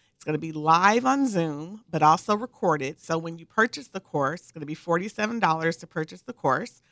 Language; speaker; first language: English; native; English